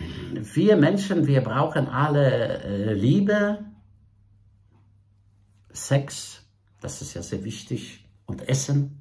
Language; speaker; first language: German; non-native, fluent; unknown